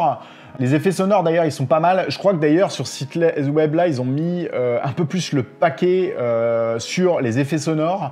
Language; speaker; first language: French; native; French